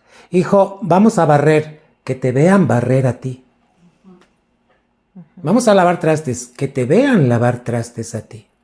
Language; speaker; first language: Spanish; native; Spanish